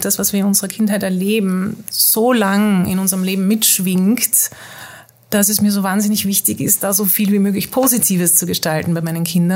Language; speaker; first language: German; early bilingual, heritage; German